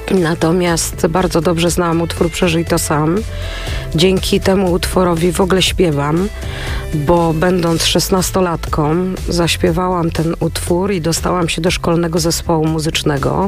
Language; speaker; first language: Polish; native; Polish